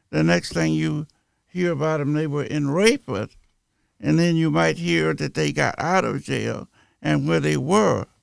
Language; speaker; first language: English; native; English